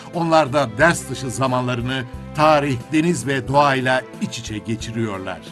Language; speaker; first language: Turkish; native; Turkish